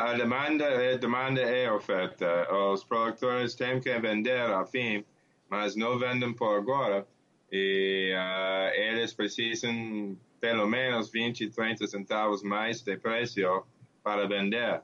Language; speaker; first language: Portuguese; non-native, learner; English